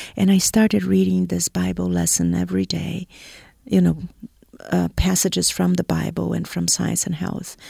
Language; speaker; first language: English; non-native, fluent; Portuguese